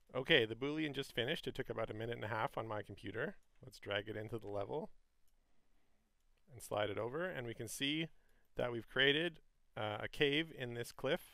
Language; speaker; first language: English; native; English